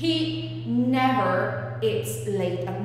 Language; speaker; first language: English; non-native, fluent; Spanish